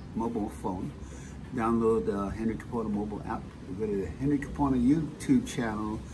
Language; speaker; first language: English; native; English